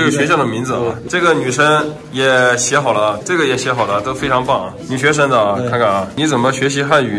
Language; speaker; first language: Chinese; native; Chinese